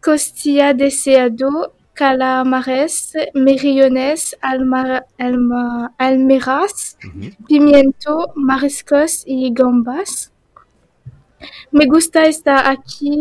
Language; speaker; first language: Spanish; non-native, learner; French